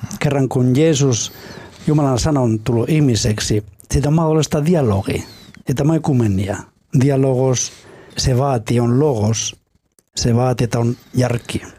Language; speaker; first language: Finnish; non-native, fluent; Spanish